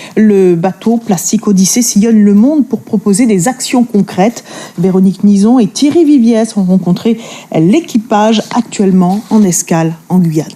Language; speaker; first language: French; native; French